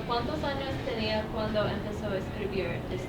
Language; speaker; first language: Spanish; non-native, learner; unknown